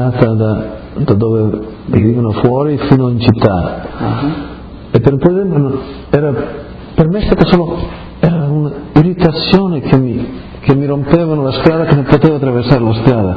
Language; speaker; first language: Italian; early bilingual, heritage; Friulian